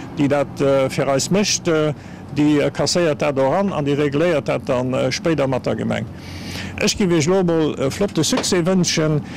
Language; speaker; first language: German; non-native, local second language; Luxembourgish